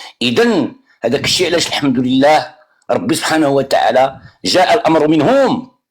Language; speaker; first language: Arabic; native; Arabic